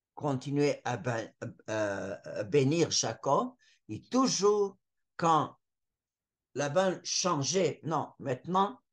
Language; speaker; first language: French; non-native, fluent; Portuguese